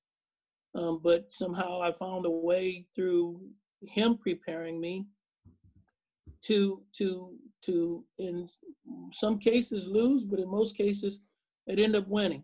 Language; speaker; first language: English; native; English